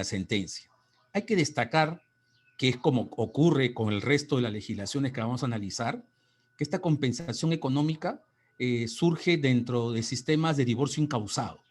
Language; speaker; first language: Spanish; native; Spanish